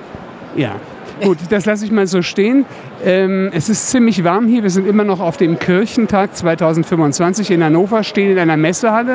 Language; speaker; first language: German; native; German